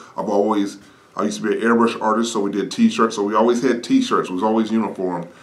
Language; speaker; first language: English; native; English